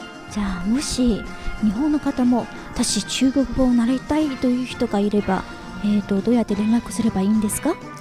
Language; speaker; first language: Japanese; non-native, fluent; Chinese